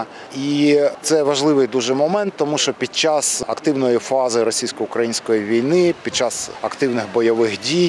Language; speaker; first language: Ukrainian; native; Ukrainian